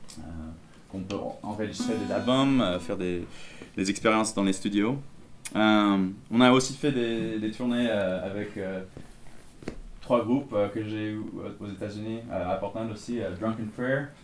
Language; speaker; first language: French; non-native, fluent; English